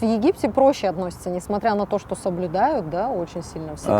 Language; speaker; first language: Russian; native; Russian